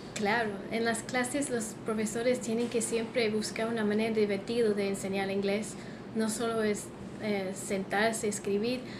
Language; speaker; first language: Spanish; non-native, fluent; English